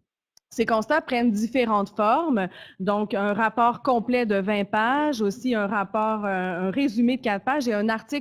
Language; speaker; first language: French; native; French